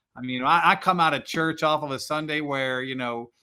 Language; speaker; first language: English; native; English